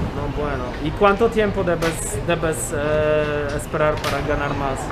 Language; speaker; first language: Spanish; non-native, learner; Polish